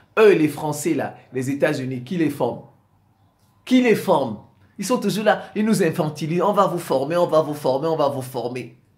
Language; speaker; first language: French; non-native, local second language; Sango